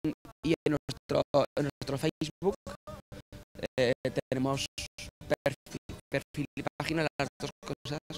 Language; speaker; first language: Spanish; native; Spanish